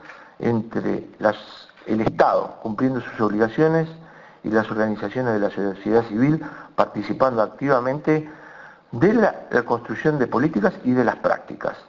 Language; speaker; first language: Spanish; native; Spanish